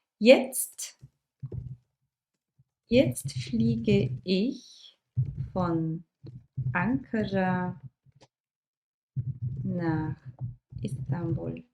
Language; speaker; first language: German; non-native, fluent; Turkish